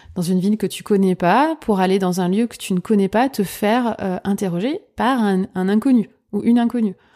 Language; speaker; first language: French; native; French